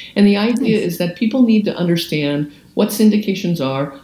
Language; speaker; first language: English; native; English